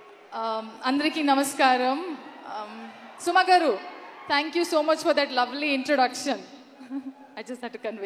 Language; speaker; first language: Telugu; non-native, learner; Kannada